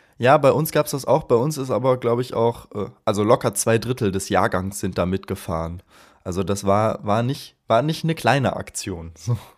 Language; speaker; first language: German; native; German